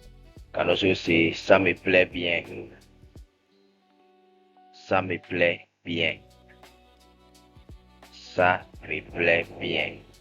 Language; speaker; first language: French; non-native, fluent; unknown